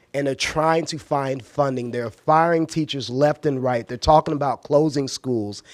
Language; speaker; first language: English; native; English